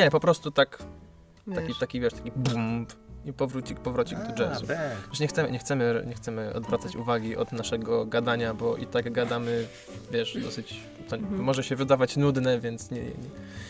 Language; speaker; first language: Polish; native; Polish